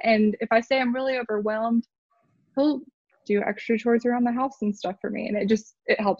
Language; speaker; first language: English; native; English